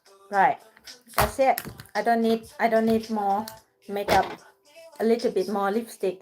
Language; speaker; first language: English; non-native, fluent; Thai